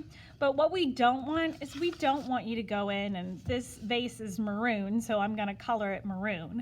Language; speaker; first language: English; native; English